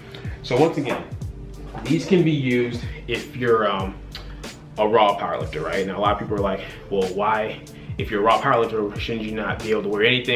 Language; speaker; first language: English; native; English